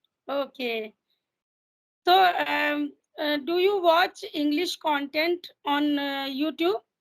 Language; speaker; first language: English; non-native, fluent; Hindi